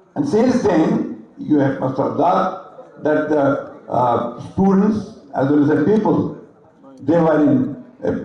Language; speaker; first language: English; non-native, local second language; Bangla